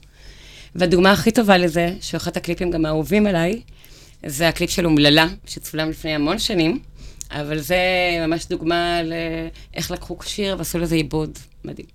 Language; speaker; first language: Hebrew; native; Hebrew